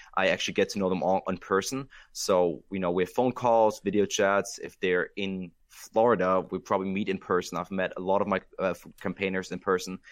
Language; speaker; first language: English; non-native, fluent; German